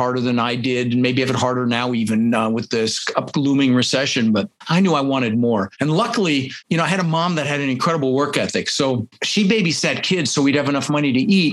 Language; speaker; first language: English; early bilingual, other home language; Dutch